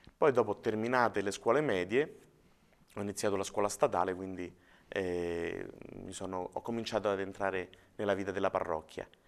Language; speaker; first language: Italian; native; Italian